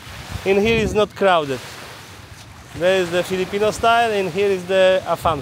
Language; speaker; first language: English; non-native, learner; Polish